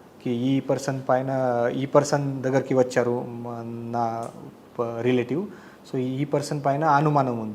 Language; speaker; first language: Telugu; non-native, fluent; Hindi